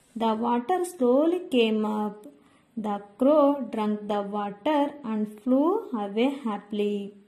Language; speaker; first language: English; non-native, local second language; Kannada